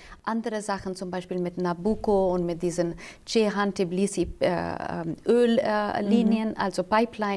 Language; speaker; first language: German; non-native, fluent; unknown